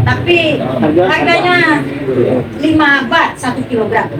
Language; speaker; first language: Indonesian; native; Indonesian